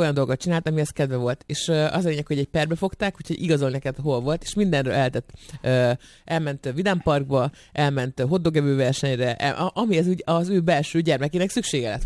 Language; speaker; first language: Hungarian; native; Hungarian